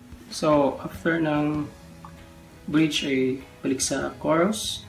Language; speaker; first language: Filipino; native; Filipino